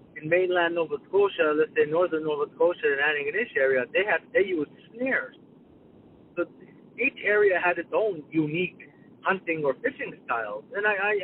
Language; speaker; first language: English; non-native, fluent; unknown